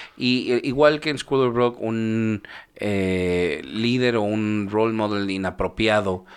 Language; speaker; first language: Spanish; native; Spanish